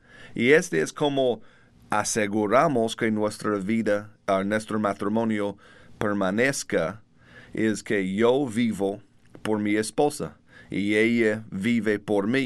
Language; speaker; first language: Spanish; non-native, learner; English